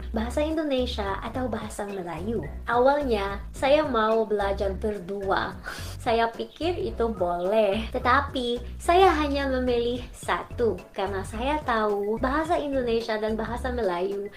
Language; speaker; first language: Indonesian; non-native, fluent; Filipino